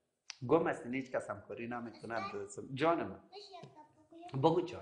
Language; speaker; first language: Persian; native; Persian